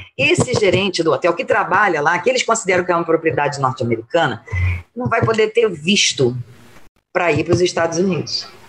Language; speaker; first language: Portuguese; native; Portuguese